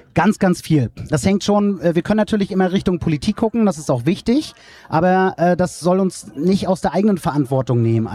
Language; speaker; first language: German; native; German